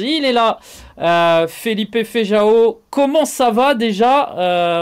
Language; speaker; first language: French; native; French